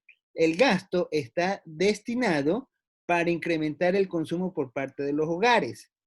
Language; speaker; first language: Spanish; native; Spanish